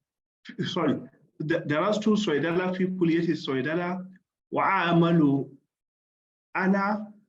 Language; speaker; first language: Arabic; non-native, learner; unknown